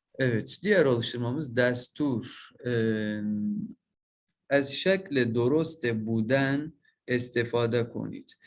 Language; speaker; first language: Persian; non-native, learner; Turkish